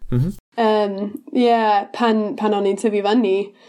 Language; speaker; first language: Welsh; non-native, learner; English